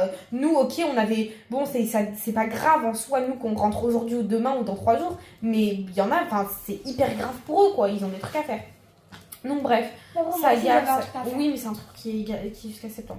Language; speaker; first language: French; native; French